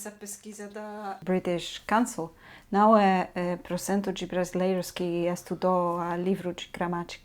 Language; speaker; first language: Portuguese; non-native, fluent; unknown